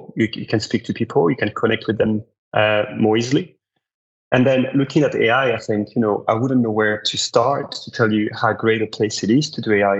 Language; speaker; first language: English; non-native, fluent; French